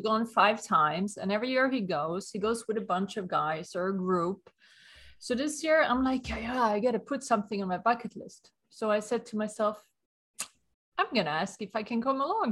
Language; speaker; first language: English; non-native, fluent; Swedish